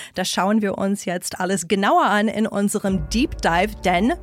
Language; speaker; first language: German; non-native, fluent; English